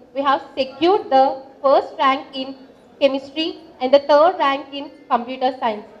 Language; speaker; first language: English; non-native, local second language; Telugu